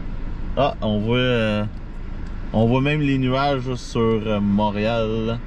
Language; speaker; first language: French; native; French